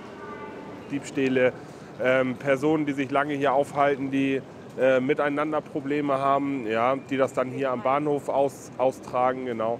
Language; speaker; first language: German; native; German